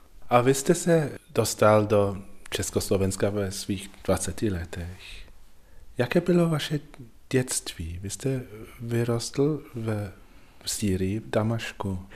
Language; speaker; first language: Czech; non-native, fluent; English